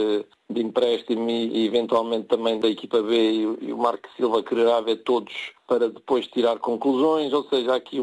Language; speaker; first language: Portuguese; native; Portuguese